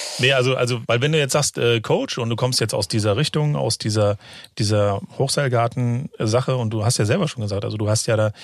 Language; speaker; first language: German; native; German